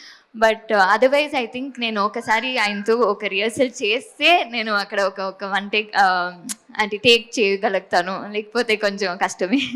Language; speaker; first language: Telugu; non-native, fluent; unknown